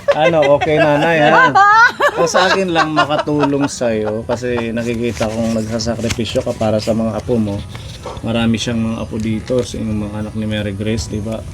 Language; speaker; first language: Filipino; native; Filipino